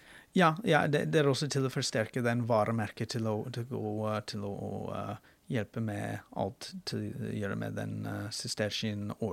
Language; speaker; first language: Norwegian; non-native, fluent; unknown